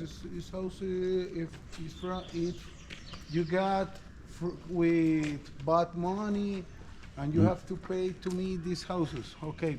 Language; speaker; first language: English; non-native, learner; Spanish